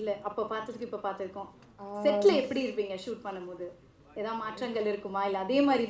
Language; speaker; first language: Tamil; native; Tamil